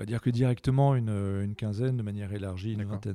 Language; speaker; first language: French; native; French